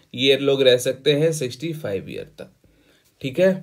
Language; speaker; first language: Hindi; native; Hindi